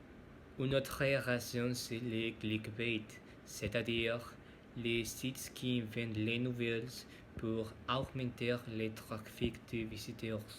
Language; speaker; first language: French; non-native, learner; Spanish